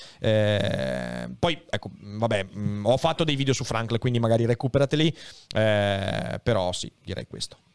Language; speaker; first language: Italian; native; Italian